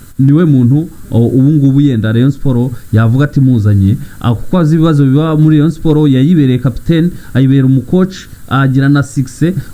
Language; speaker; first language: Kinyarwanda; native; Kinyarwanda